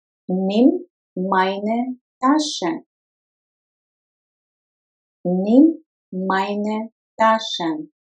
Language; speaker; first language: German; non-native, fluent; Russian